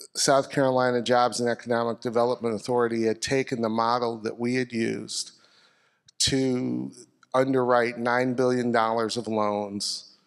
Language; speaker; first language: English; native; English